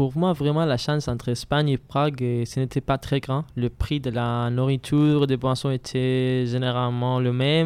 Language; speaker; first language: French; non-native, learner; Spanish